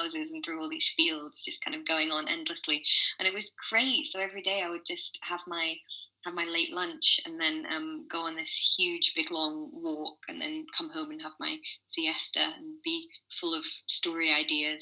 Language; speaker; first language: English; native; English